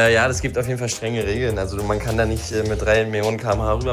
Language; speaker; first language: German; native; German